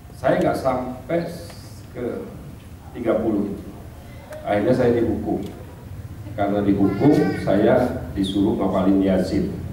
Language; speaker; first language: Indonesian; non-native, local second language; Madurese